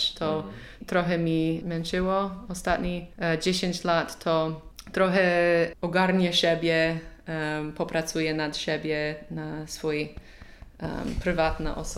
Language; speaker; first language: Polish; non-native, learner; English